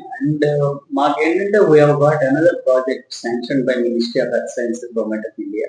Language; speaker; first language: English; non-native, local second language; Telugu